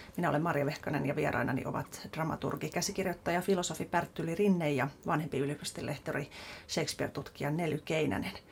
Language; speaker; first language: Finnish; native; Finnish